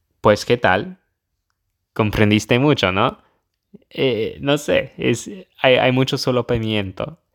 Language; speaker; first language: Spanish; non-native, fluent; English